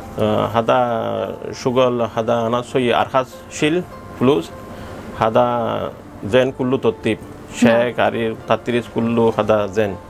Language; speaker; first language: Arabic; non-native, learner; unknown